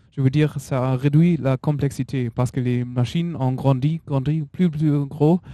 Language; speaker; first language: French; non-native, learner; German